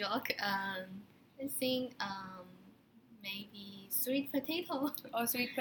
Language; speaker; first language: English; non-native, learner; Chinese